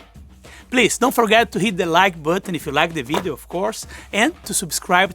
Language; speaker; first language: English; non-native, fluent; Portuguese